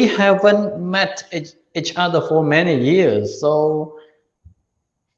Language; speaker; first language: English; non-native, learner; Khmer